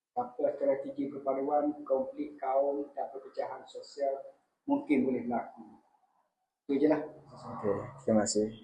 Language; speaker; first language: Malay; native; Malay